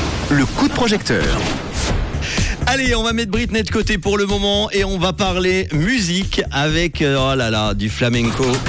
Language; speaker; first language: French; native; French